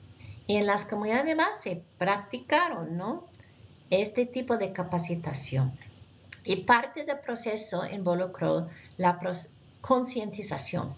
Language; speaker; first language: Spanish; non-native, fluent; English